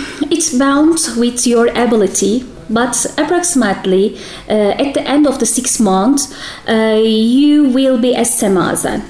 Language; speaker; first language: English; non-native, fluent; Turkish